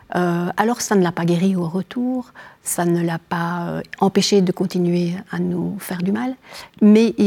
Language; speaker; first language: French; native; French